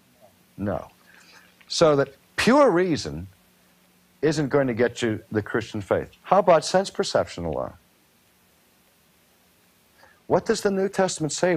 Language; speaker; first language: English; native; English